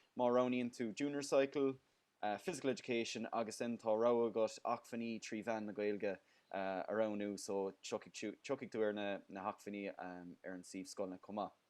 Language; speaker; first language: Irish; non-native, local second language; English